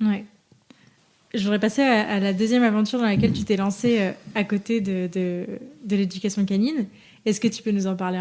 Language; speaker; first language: French; native; French